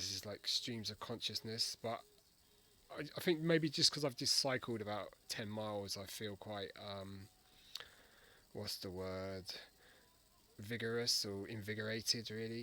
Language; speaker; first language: English; native; English